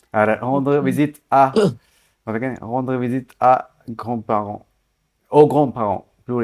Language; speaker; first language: French; non-native, fluent; Sinhala